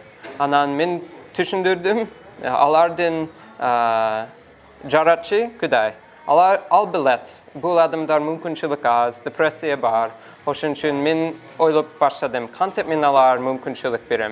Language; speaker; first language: Kyrgyz; non-native, learner; English